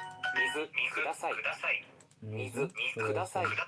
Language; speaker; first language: Japanese; non-native, learner; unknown